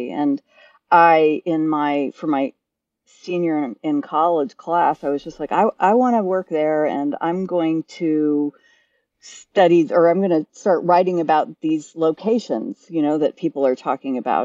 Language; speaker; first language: English; native; English